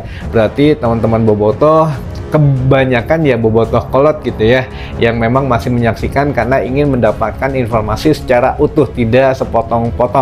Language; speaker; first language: Indonesian; native; Indonesian